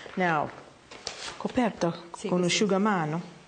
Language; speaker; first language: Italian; non-native, learner; English